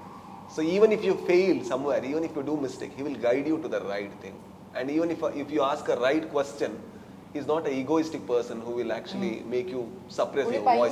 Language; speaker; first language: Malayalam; non-native, learner; Kannada